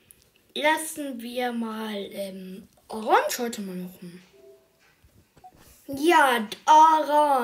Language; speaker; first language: German; early bilingual, other home language; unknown